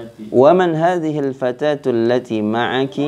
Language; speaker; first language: Arabic; non-native, fluent; Indonesian